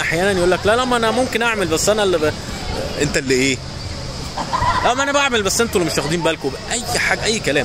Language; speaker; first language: Arabic; native; Arabic